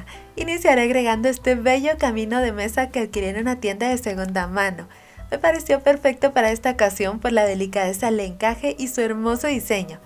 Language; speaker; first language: Spanish; native; Spanish